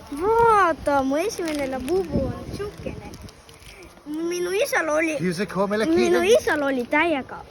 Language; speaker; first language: Estonian; early bilingual, other home language; Ukrainian